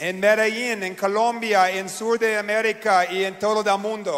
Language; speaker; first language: Spanish; non-native, learner; English